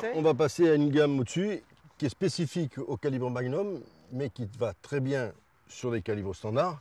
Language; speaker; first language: French; native; French